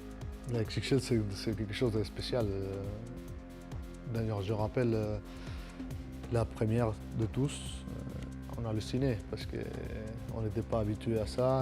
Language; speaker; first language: French; non-native, fluent; Spanish